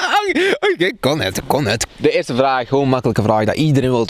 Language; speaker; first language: Dutch; native; Dutch